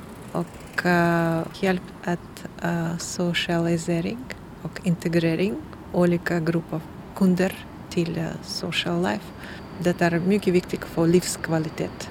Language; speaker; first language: Swedish; non-native, learner; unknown